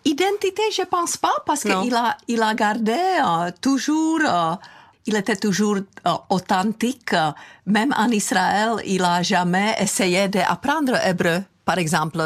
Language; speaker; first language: French; non-native, fluent; Czech